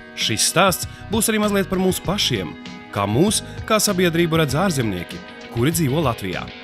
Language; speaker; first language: Latvian; native; Latvian